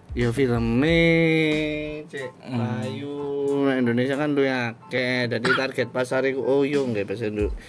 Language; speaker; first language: Indonesian; non-native, local second language; Javanese